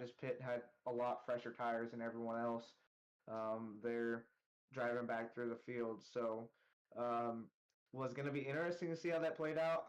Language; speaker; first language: English; native; English